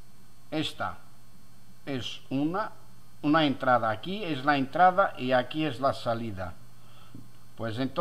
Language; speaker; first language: Spanish; non-native, fluent; Portuguese